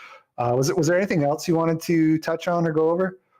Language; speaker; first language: English; native; English